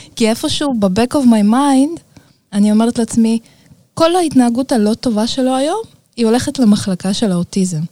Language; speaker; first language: Hebrew; early bilingual, other home language; Russian